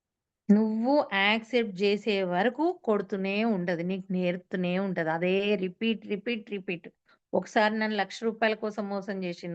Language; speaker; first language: Telugu; native; Telugu